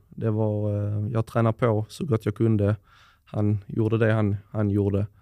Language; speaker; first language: Swedish; native; Swedish